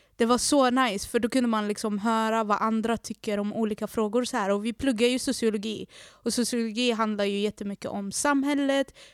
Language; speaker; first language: Swedish; native; Swedish